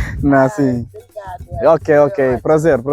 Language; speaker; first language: Portuguese; non-native, local second language; Kabuverdianu